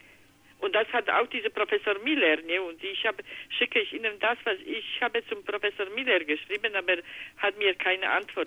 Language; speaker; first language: German; non-native, learner; Polish